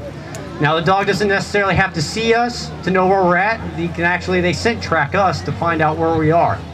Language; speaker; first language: English; native; English